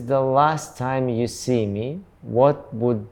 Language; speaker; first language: English; non-native, fluent; Russian